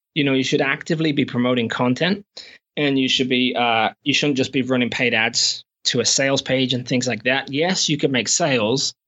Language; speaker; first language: English; native; English